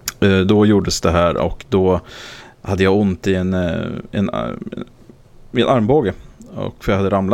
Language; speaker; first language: Swedish; native; Swedish